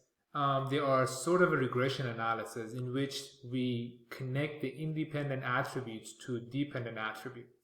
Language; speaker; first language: English; non-native, fluent; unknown